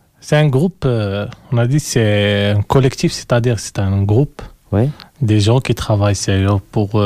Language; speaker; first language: French; non-native, learner; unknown